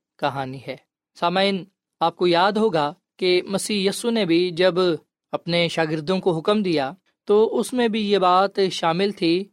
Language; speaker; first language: Urdu; non-native, local second language; Punjabi